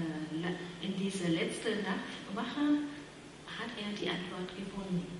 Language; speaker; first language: German; non-native, fluent; Vietnamese